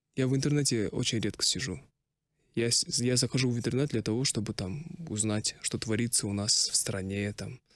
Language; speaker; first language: Russian; non-native, local second language; Kazakh